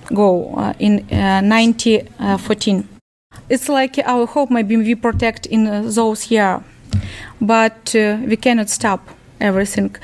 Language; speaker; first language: English; non-native, learner; Ukrainian